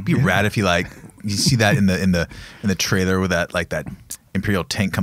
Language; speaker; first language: English; native; English